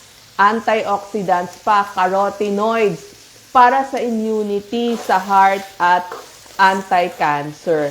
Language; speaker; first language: Filipino; native; Filipino